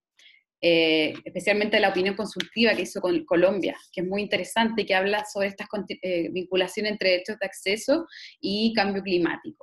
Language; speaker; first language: Spanish; native; Spanish